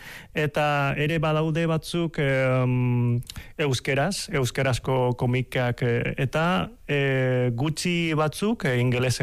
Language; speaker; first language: Basque; non-native, fluent; Cantonese